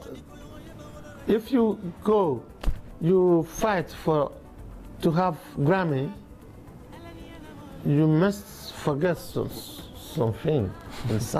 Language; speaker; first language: English; non-native, learner; Bambara